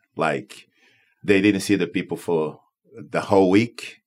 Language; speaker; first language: English; non-native, learner; Portuguese